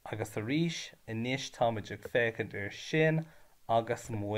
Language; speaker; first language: Irish; non-native, learner; English